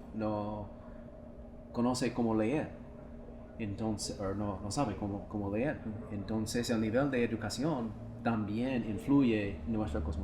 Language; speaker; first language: Spanish; non-native, fluent; English